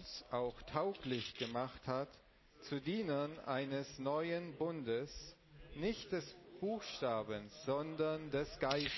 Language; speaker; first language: German; non-native, fluent; Romanian